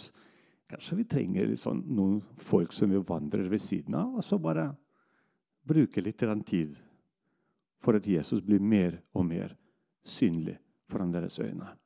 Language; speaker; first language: Norwegian; non-native, fluent; Russian